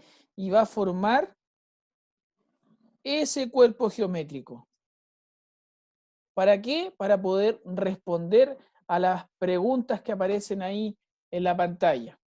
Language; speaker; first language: Spanish; native; Spanish